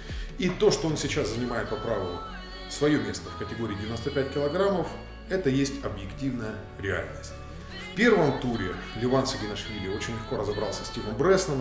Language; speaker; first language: Russian; native; Russian